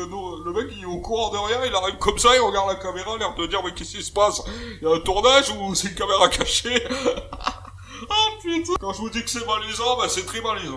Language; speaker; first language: French; native; French